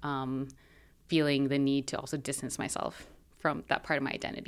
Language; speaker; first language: English; native; English